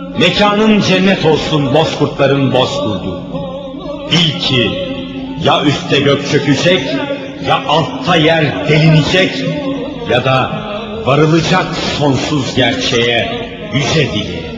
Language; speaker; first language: Turkish; native; Turkish